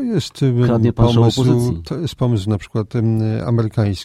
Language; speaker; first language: Polish; native; Polish